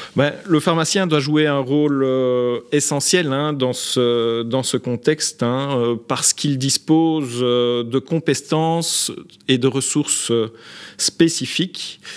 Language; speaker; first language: French; native; French